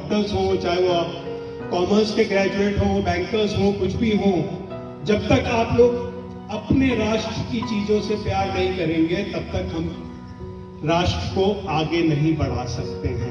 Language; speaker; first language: Hindi; native; Hindi